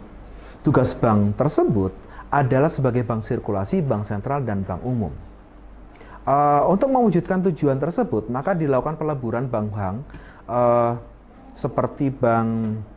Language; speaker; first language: Indonesian; native; Indonesian